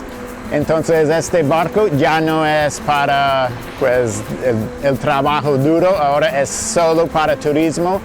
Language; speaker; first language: Spanish; non-native, fluent; English